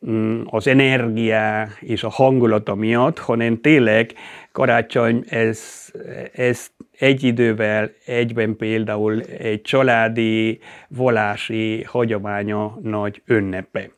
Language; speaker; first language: Hungarian; non-native, fluent; Spanish